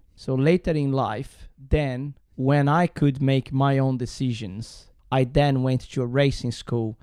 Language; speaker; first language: English; non-native, learner; Portuguese